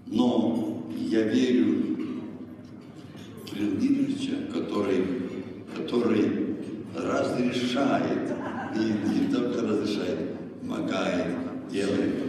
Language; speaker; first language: Russian; non-native, learner; Lithuanian